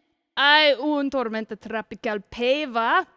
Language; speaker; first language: Spanish; non-native, learner; English